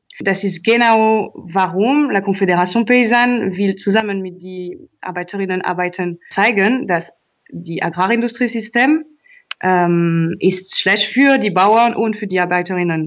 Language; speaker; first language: German; non-native, learner; French